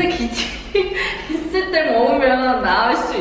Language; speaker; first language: Korean; non-native, fluent; Cantonese